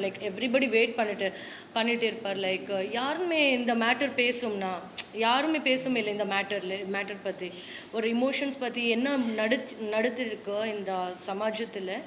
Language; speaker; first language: Tamil; non-native, learner; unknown